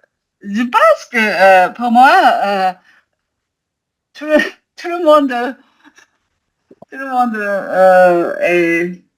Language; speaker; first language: French; non-native, learner; Japanese